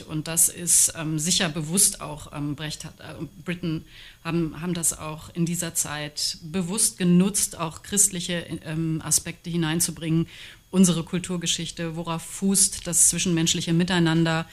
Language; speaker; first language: German; native; German